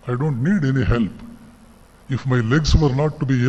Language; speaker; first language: English; non-native, local second language; Kannada